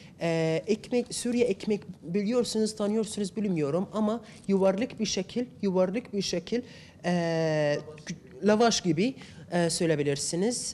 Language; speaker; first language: Turkish; non-native, learner; Arabic